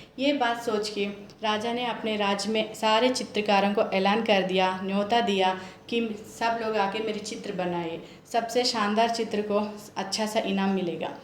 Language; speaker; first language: Hindi; non-native, local second language; Telugu